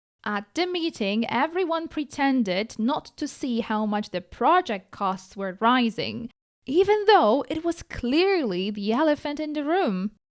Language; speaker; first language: English; non-native, fluent; Polish